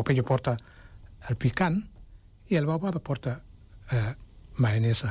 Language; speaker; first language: Catalan; non-native, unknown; Wolof